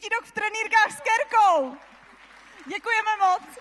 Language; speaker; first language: Czech; native; Czech